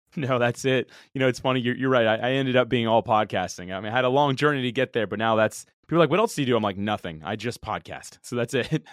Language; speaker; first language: English; early bilingual, other home language; Italian